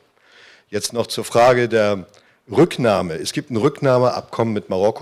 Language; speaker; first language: German; native; German